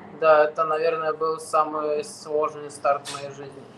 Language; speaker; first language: Russian; non-native, fluent; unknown